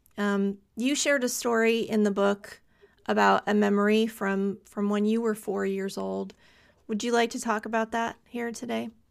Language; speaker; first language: English; native; English